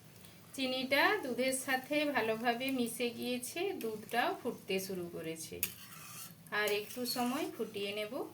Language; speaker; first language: Bangla; native; Bangla